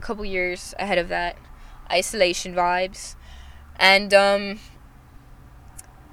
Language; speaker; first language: English; native; English